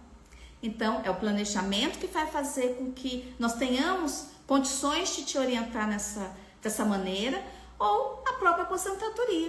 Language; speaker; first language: Portuguese; native; Portuguese